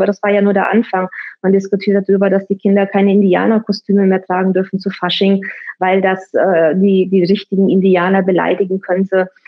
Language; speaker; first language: German; early bilingual, other home language; Romanian